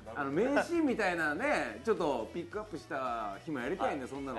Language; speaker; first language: Japanese; native; Japanese